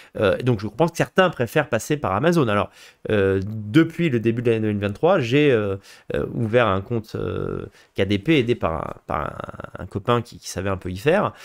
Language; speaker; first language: French; native; French